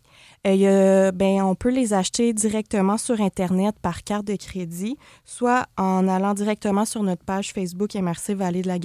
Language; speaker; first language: French; native; French